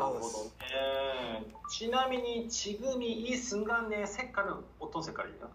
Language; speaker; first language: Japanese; native; Japanese